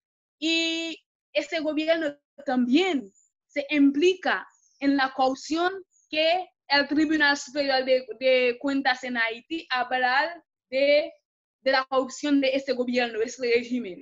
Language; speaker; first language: Spanish; non-native, fluent; Haitian Creole